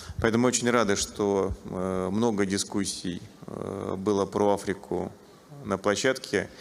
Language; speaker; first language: Russian; native; Russian